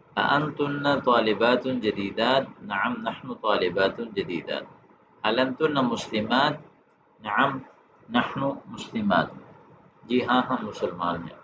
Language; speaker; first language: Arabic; non-native, fluent; Urdu